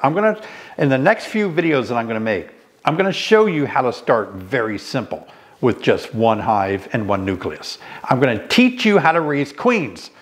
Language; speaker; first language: English; native; English